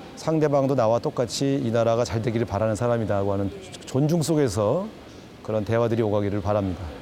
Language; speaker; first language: Korean; native; Korean